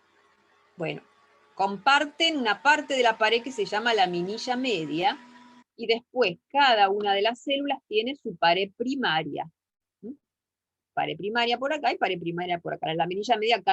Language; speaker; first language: Spanish; native; Spanish